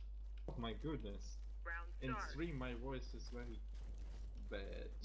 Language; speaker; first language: English; non-native, learner; Russian